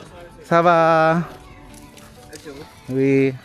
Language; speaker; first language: French; non-native, learner; Filipino